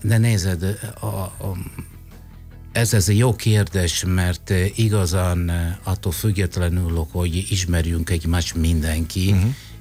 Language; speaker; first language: Hungarian; non-native, learner; Italian